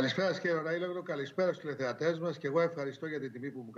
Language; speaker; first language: Greek; native; Greek